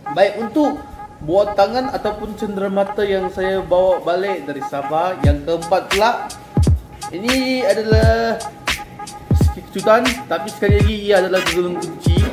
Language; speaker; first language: Malay; non-native, local second language; Chinese